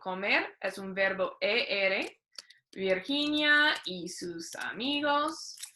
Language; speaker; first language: Spanish; non-native, fluent; English